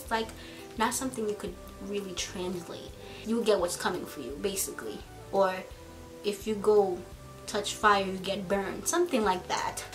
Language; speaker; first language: English; early bilingual, other home language; Haitian Creole